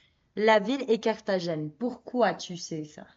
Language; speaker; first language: French; non-native, fluent; Spanish